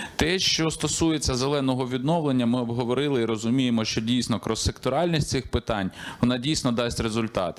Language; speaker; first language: Ukrainian; native; Ukrainian